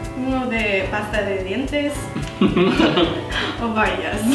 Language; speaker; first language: Spanish; non-native, learner; English